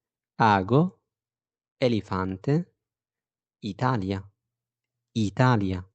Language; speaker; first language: Italian; non-native, fluent; Arabic